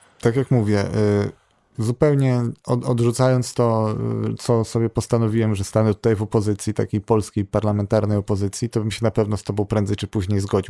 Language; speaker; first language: Polish; native; Polish